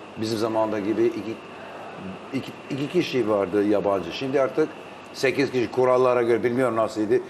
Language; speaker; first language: Turkish; non-native, fluent; Albanian